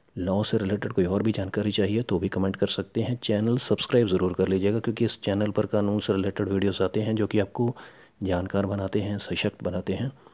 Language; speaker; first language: Hindi; non-native, local second language; Punjabi